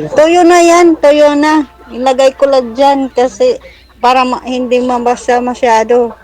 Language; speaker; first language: Filipino; non-native, local second language; Waray